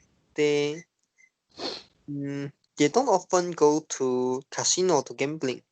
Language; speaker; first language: English; non-native, learner; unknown